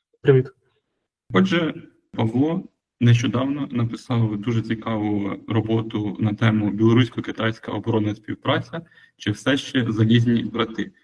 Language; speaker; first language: Ukrainian; native; Ukrainian